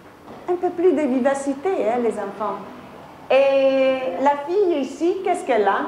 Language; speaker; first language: French; non-native, fluent; Italian